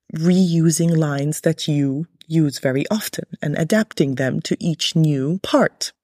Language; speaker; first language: English; early bilingual, other home language; Arabic